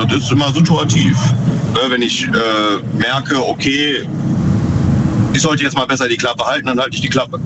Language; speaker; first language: German; native; German